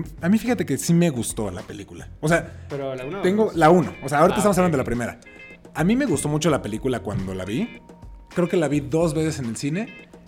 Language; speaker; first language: Spanish; native; Spanish